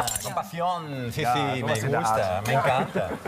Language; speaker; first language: Spanish; non-native, learner; German